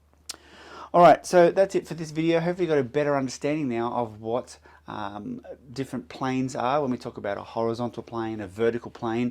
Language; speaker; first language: English; native; English